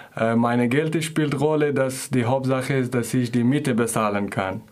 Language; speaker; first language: German; non-native, fluent; Persian